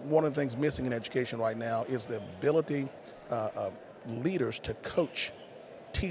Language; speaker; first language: English; native; English